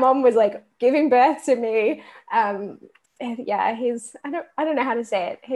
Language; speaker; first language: English; native; English